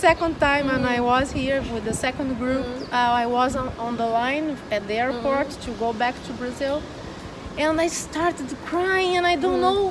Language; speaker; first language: English; non-native, learner; Portuguese